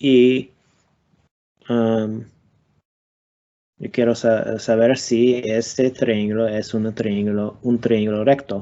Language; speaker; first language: Spanish; non-native, learner; English